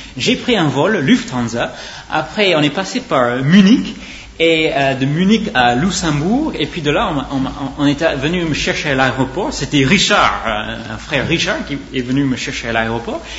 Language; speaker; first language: French; non-native, fluent; English